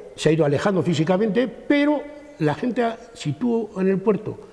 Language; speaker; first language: Spanish; native; Spanish